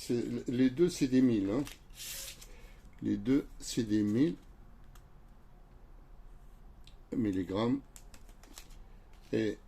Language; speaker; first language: French; non-native, local second language; Arabic